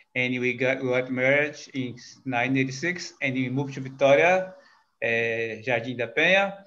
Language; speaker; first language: English; non-native, learner; Portuguese